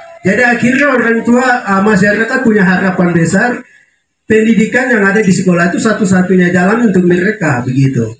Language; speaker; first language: Indonesian; non-native, local second language; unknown